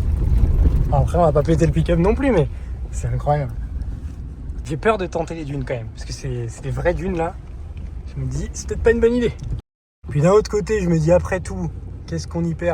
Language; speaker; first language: French; native; French